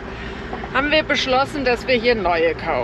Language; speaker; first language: German; native; German